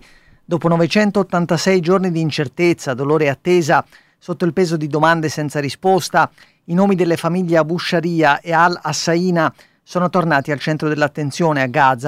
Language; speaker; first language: Italian; native; Italian